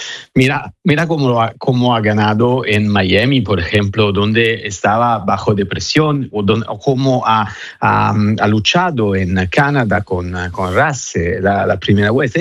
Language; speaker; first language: Spanish; non-native, fluent; Italian